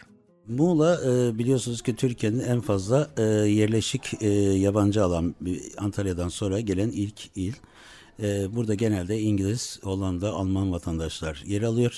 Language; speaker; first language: Turkish; native; Turkish